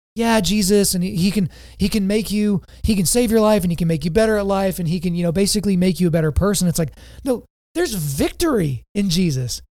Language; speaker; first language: English; native; English